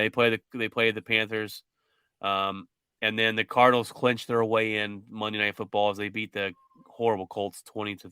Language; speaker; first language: English; native; English